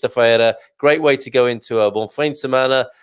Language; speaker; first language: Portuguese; non-native, learner; English